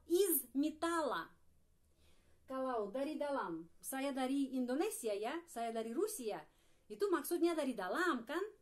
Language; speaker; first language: Indonesian; non-native, fluent; Russian